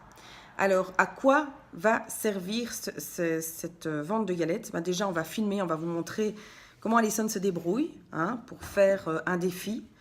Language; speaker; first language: French; native; French